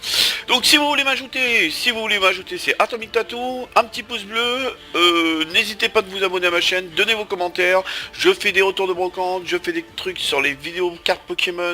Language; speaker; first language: French; native; French